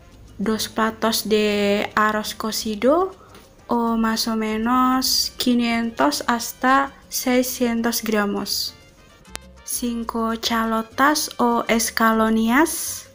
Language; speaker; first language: Spanish; non-native, fluent; Indonesian